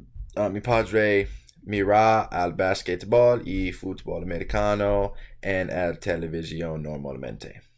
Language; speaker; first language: Spanish; non-native, learner; English